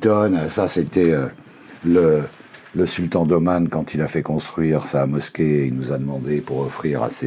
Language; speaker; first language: French; native; French